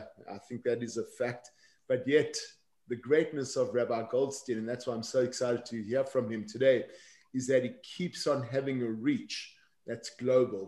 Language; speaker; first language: English; native; English